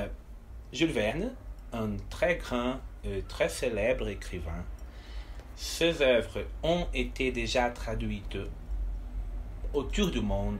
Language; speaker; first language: French; non-native, fluent; Portuguese